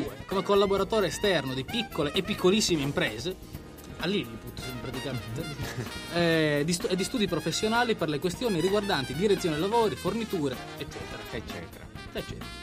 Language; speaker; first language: Italian; native; Italian